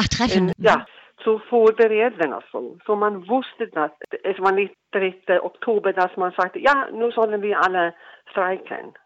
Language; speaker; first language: German; non-native, learner; Icelandic